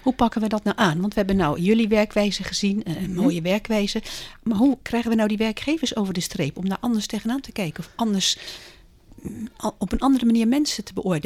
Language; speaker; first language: Dutch; native; Dutch